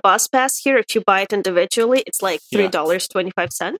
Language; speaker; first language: English; non-native, fluent; Russian